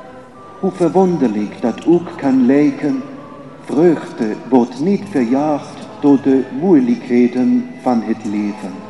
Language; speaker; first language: Dutch; non-native, fluent; German